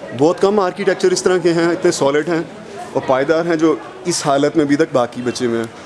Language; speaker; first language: Urdu; non-native, local second language; Punjabi